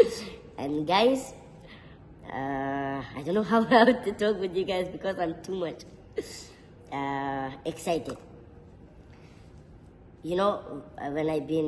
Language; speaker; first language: English; non-native, learner; Tajik